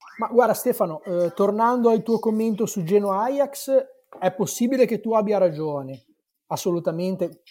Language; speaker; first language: Italian; native; Italian